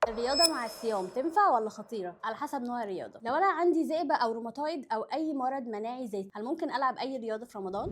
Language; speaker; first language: Arabic; native; Arabic